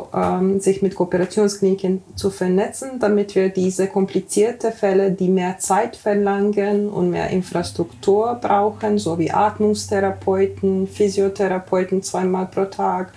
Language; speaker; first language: German; non-native, fluent; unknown